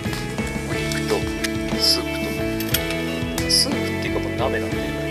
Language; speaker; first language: Japanese; native; Japanese